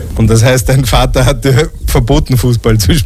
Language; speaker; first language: German; native; German